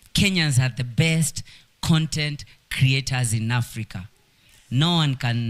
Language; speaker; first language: English; non-native, local second language; Swahili